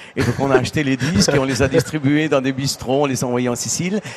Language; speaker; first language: French; early bilingual, other home language; Italian